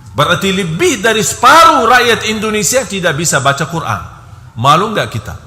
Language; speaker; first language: Indonesian; non-native, fluent; Arabic